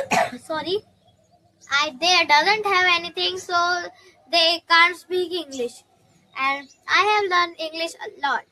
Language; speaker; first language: English; non-native, learner; Hindi